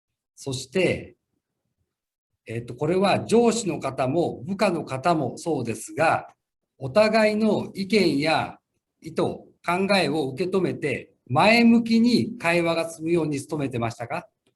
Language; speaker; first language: Japanese; native; Japanese